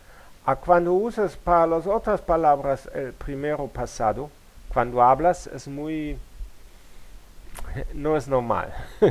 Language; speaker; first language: Spanish; non-native, learner; German